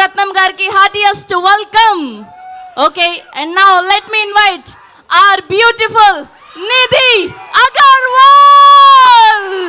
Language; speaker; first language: Telugu; native; Telugu